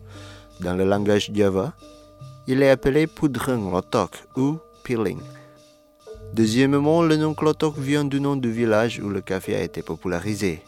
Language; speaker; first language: French; non-native, fluent; Indonesian